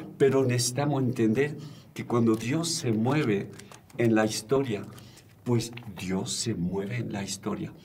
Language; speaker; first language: Spanish; non-native, fluent; French